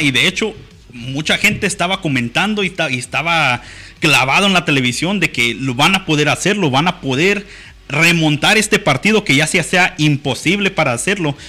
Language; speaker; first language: Spanish; early bilingual, heritage; Spanish